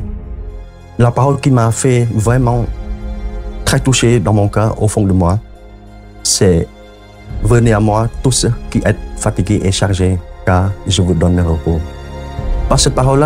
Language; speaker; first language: French; non-native, fluent; Khmer